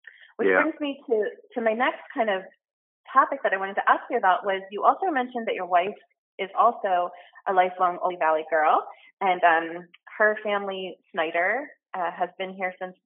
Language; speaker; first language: English; native; English